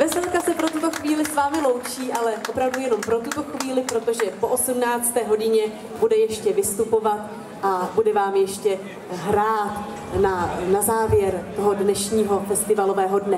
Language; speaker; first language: Czech; native; Czech